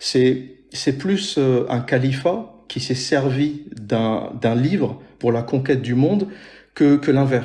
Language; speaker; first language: French; native; French